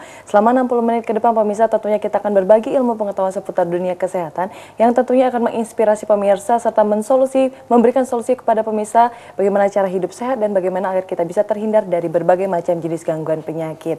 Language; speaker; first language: Indonesian; native; Indonesian